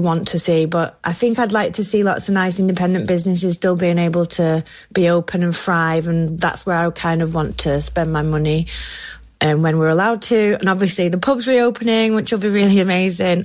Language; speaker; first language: English; native; English